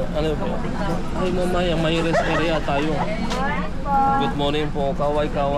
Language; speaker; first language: Filipino; non-native, fluent; Indonesian